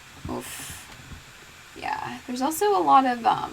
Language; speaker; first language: English; native; English